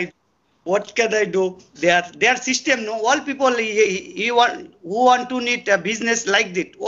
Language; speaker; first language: English; non-native, learner; Bangla